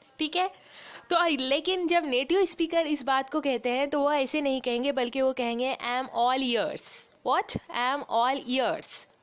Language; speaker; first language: Hindi; native; Hindi